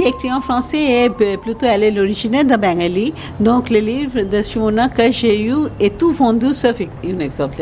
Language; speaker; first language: French; non-native, fluent; Bangla